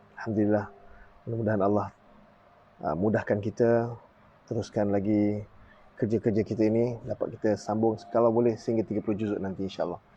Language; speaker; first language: Malay; native; Malay